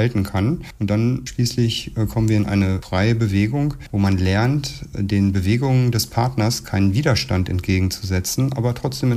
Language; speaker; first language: German; native; German